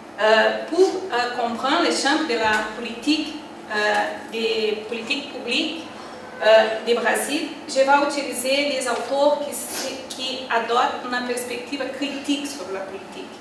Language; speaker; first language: French; non-native, learner; Portuguese